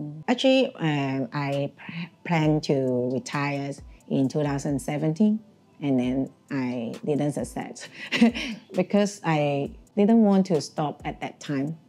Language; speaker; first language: English; non-native, learner; Cantonese